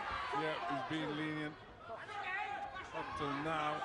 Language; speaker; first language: English; native; English